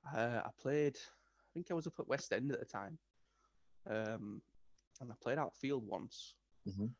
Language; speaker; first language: English; native; English